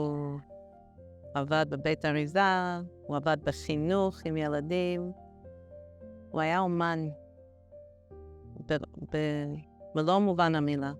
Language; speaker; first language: Hebrew; non-native, fluent; English